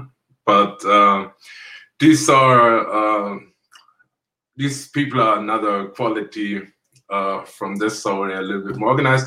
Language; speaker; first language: English; non-native, fluent; German